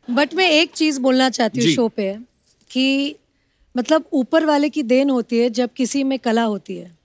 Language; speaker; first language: Hindi; non-native, local second language; Bangla